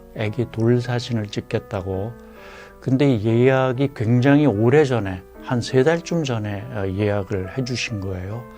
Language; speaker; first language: Korean; native; Korean